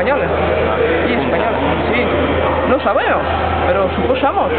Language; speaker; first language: Spanish; non-native, learner; French